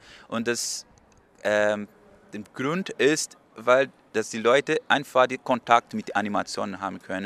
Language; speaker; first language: German; non-native, learner; Portuguese